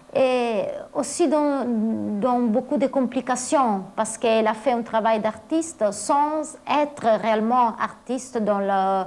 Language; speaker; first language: French; non-native, fluent; Italian